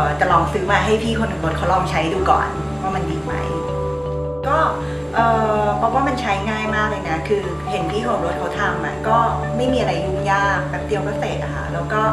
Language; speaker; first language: Thai; native; Thai